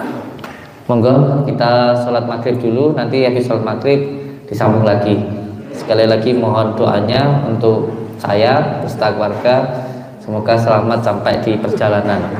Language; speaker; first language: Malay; non-native, local second language; Javanese